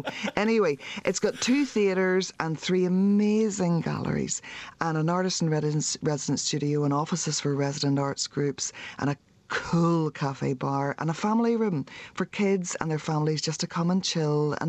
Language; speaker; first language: English; native; English